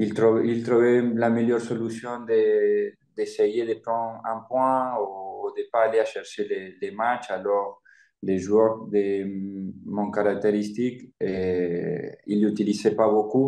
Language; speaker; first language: French; non-native, fluent; Spanish